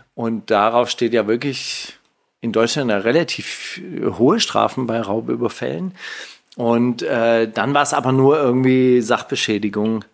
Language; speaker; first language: German; native; German